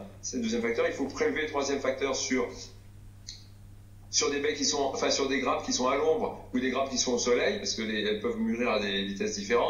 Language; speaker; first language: French; native; French